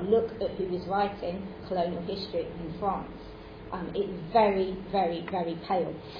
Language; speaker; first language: English; native; English